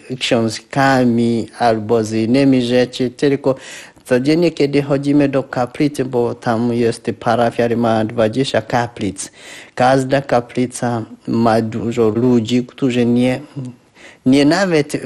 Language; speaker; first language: Polish; non-native, fluent; Swahili